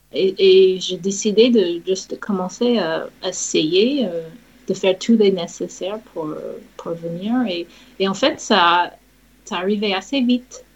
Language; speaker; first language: French; non-native, fluent; English